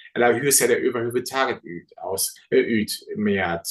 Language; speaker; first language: Swedish; non-native, fluent; German